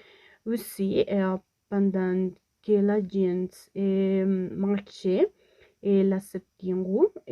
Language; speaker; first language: French; non-native, learner; Spanish